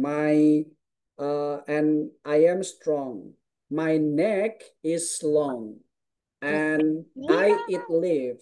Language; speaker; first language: English; non-native, fluent; Indonesian